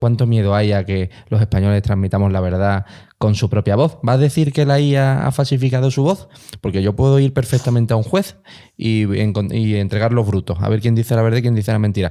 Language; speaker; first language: Spanish; native; Spanish